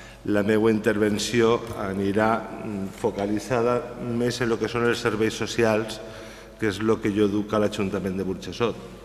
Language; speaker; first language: Catalan; non-native, local second language; Spanish